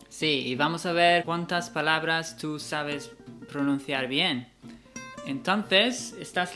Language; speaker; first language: Spanish; non-native, fluent; English